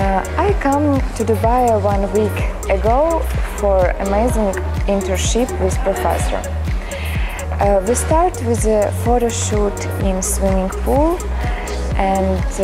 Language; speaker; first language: English; non-native, learner; Ukrainian